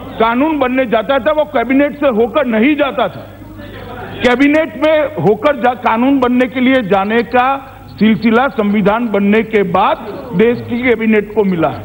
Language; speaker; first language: Hindi; native; Hindi